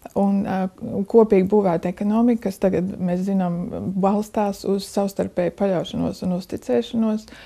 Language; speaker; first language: Latvian; native; Latvian